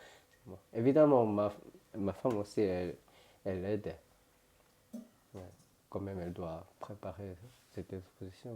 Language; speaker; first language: French; non-native, learner; Korean